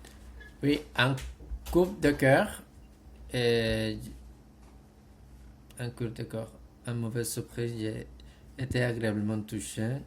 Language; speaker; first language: French; non-native, fluent; Spanish